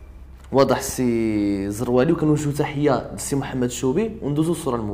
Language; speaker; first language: Arabic; native; Arabic